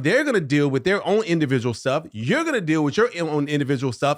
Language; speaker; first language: English; native; English